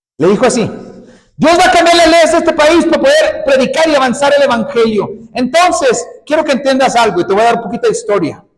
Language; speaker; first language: Spanish; early bilingual, heritage; Spanish